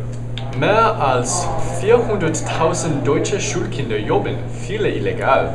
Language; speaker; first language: German; non-native, learner; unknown